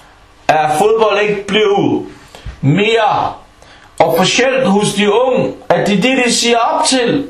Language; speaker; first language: Danish; non-native, fluent; Arabic